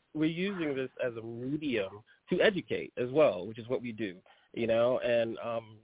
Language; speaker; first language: English; early bilingual, other home language; Haitian Creole